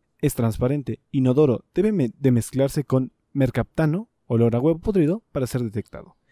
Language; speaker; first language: Spanish; native; Spanish